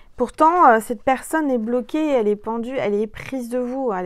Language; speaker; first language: French; native; French